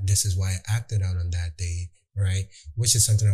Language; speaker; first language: English; non-native, local second language; Yoruba